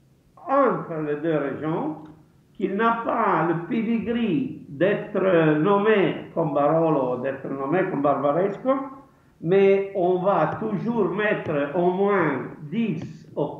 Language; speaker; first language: French; non-native, fluent; Italian